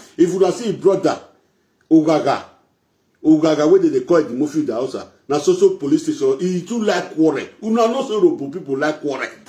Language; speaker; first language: Nigerian Pidgin; non-native, local second language; Bini